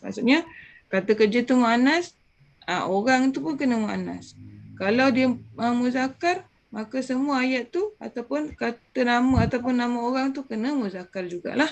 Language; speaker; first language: Malay; native; Malay